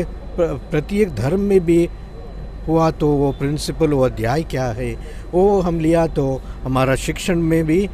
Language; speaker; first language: Hindi; non-native, local second language; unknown